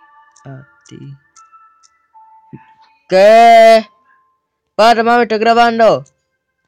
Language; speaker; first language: Spanish; native; Spanish